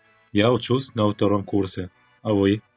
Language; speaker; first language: Russian; non-native, fluent; Turkmen